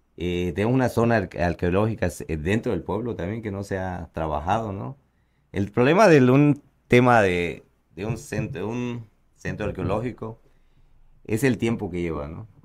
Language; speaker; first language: Spanish; native; Spanish